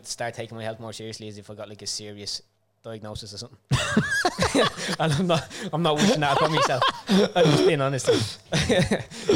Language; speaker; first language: English; native; English